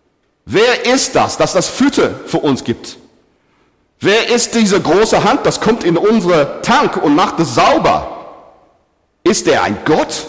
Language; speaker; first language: German; non-native, fluent; English